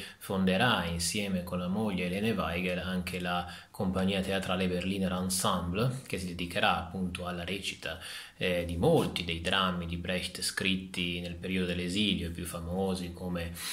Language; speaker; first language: Italian; native; Italian